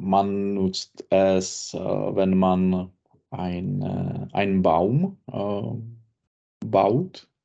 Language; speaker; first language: German; non-native, learner; Czech